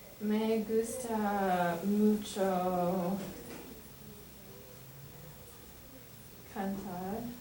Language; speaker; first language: Spanish; non-native, learner; English